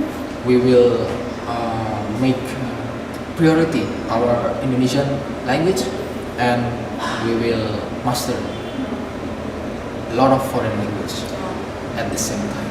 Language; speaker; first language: English; non-native, fluent; Indonesian